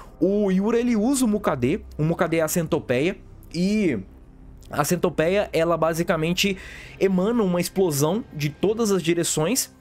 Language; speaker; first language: Portuguese; native; Portuguese